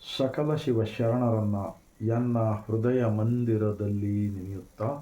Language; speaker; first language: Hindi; non-native, local second language; Kannada